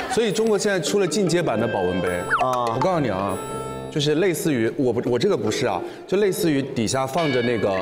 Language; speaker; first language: Chinese; native; Chinese